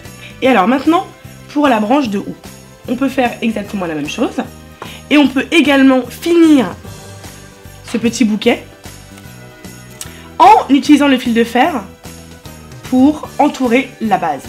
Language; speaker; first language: French; native; French